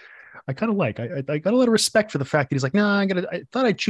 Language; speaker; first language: English; native; English